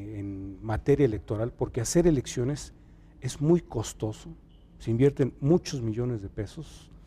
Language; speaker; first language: Spanish; native; Spanish